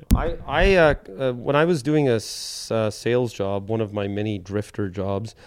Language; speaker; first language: English; native; English